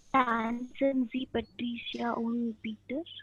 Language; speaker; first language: German; non-native, learner; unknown